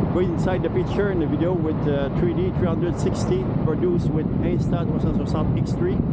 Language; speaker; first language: English; non-native, learner; French